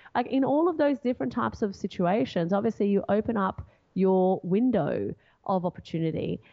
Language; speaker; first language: English; non-native, fluent; Portuguese